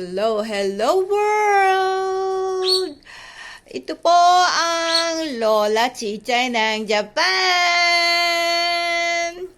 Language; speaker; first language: Filipino; native; Filipino